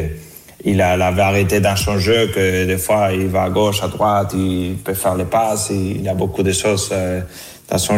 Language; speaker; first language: French; non-native, fluent; Spanish